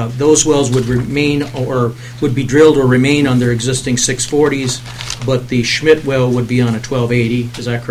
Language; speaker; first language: English; native; English